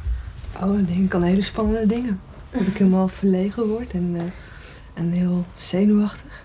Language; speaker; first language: Dutch; native; Dutch